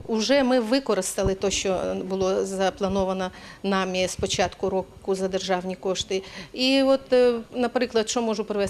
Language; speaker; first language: Ukrainian; native; Ukrainian